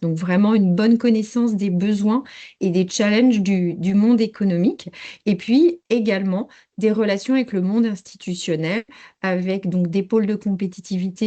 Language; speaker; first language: French; native; French